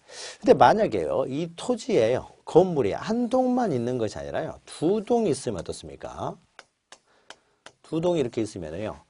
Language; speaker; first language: Korean; native; Korean